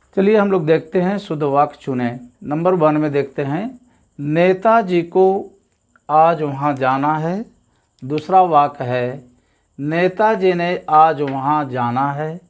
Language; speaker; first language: Hindi; native; Hindi